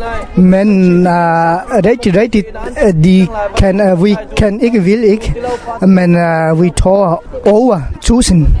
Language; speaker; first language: Danish; non-native, learner; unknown